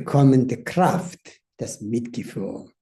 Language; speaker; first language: German; non-native, learner; Tibetan